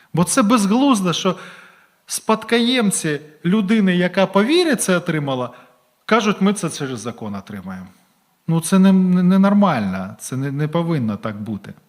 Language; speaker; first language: Ukrainian; non-native, local second language; Russian